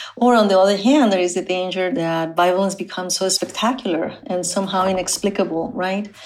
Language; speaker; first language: English; non-native, fluent; Spanish